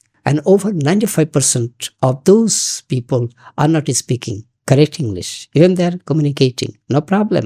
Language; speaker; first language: English; non-native, local second language; Bangla